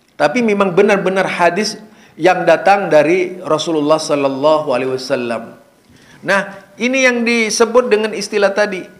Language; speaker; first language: Indonesian; non-native, local second language; Madurese